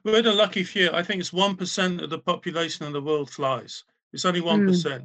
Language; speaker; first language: English; native; English